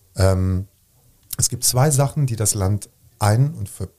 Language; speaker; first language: German; native; German